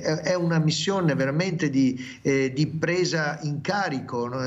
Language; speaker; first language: Italian; native; Italian